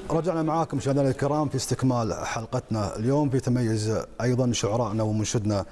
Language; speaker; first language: Arabic; native; Arabic